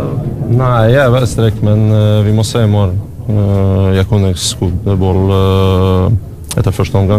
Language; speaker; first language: Norwegian; non-native, learner; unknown